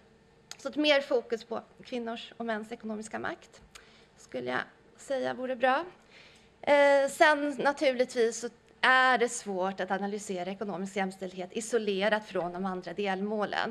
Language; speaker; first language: Swedish; native; Swedish